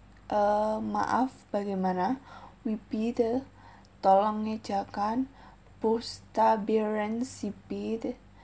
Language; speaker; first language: German; non-native, learner; Indonesian